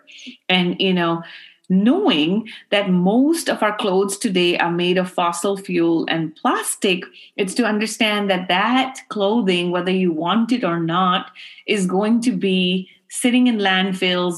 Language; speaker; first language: English; non-native, local second language; Urdu